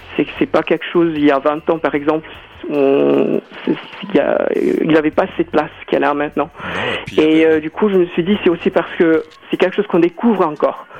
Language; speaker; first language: French; non-native, fluent; Afrikaans